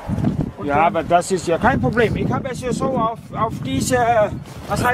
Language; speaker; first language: German; non-native, learner; Danish